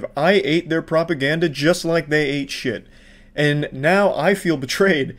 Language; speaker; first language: English; native; English